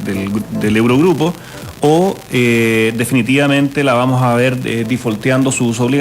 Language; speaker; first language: Spanish; native; Spanish